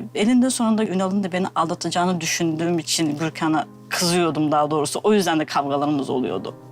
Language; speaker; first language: Turkish; native; Turkish